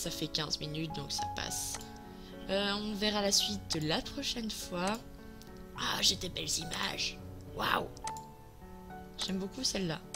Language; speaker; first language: French; native; French